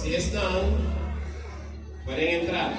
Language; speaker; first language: Spanish; non-native, fluent; Haitian Creole